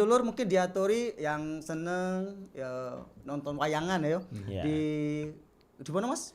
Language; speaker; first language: Indonesian; native; Indonesian